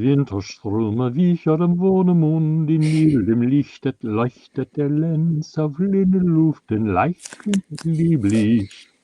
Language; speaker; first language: German; non-native, learner; English